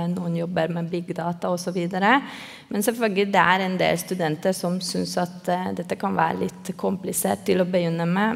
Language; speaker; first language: Norwegian; non-native, fluent; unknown